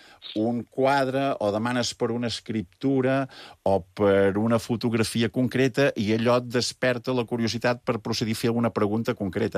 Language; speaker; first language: Catalan; native; Catalan